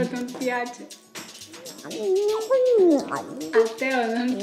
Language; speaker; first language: Italian; non-native, fluent; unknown